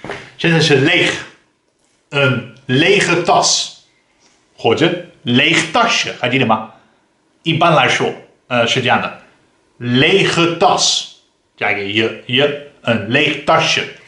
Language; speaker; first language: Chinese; non-native, fluent; Dutch